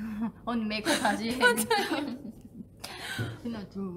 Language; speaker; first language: Korean; non-native, fluent; Chinese